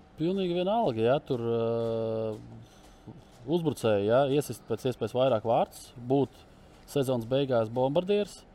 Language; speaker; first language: Latvian; native; Latvian